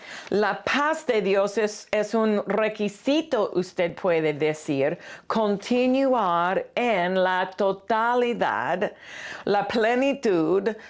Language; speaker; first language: Spanish; non-native, fluent; English